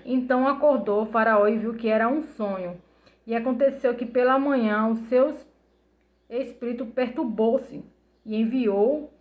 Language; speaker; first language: Portuguese; native; Portuguese